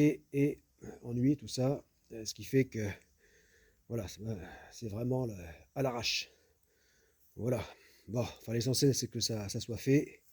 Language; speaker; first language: French; native; French